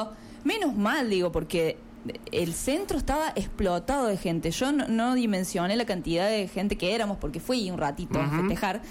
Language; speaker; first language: Spanish; native; Spanish